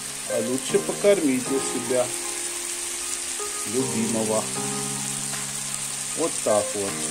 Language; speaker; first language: Russian; non-native, fluent; Hindi